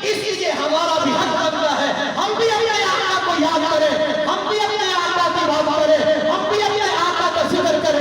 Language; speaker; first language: Urdu; native; Urdu